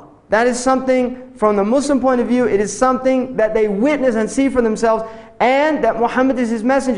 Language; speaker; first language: English; native; English